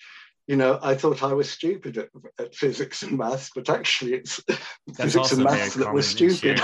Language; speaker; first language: English; native; English